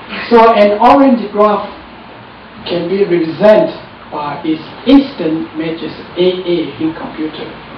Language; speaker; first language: English; non-native, fluent; Chinese